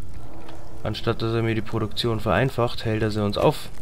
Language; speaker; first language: German; native; German